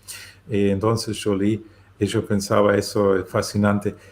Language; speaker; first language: Spanish; non-native, learner; German